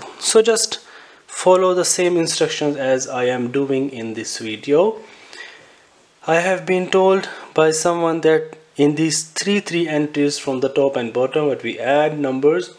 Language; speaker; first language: English; non-native, fluent; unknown